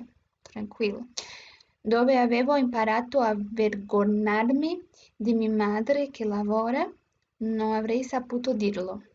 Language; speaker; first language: Italian; non-native, learner; Portuguese